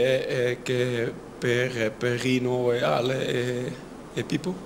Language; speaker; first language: Italian; non-native, learner; Dutch